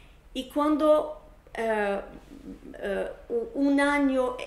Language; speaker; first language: Spanish; non-native, learner; Portuguese